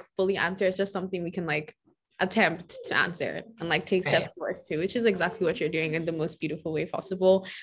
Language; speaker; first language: English; non-native, local second language; Yoruba